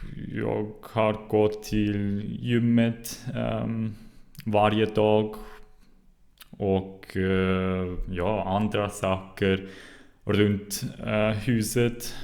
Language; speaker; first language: Swedish; non-native, learner; German